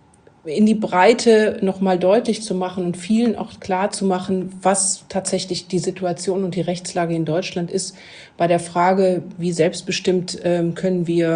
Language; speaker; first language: German; native; German